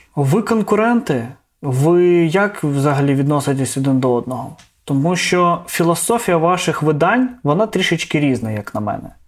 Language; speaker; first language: Ukrainian; non-native, local second language; Russian